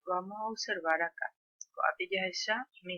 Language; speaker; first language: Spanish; non-native, local second language; Guarani